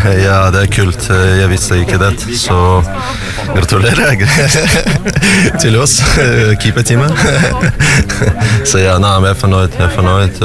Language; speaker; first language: Norwegian; non-native, fluent; Russian